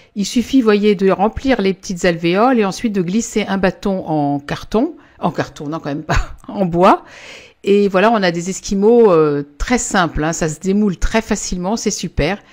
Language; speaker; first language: French; native; French